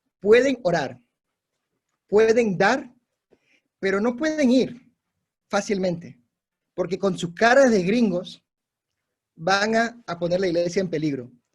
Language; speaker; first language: Spanish; non-native, local second language; English